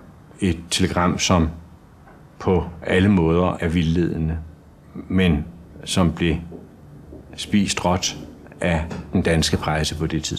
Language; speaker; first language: Danish; native; Danish